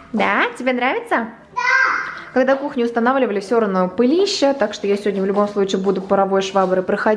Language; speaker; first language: Russian; native; Russian